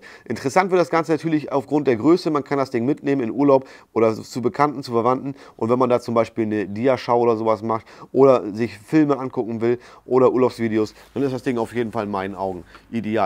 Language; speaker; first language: German; native; German